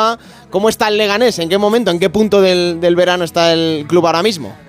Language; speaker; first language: Spanish; native; Spanish